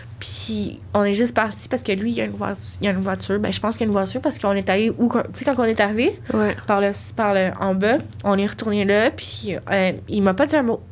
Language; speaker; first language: French; native; French